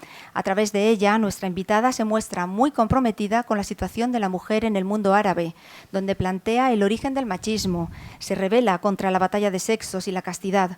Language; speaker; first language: Spanish; native; Spanish